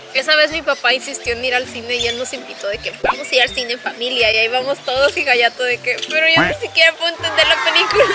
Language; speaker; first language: Spanish; native; Spanish